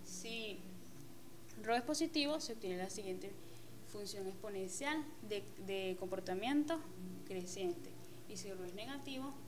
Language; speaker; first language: Spanish; native; Spanish